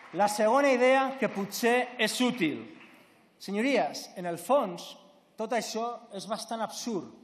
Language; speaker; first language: Catalan; non-native, local second language; Spanish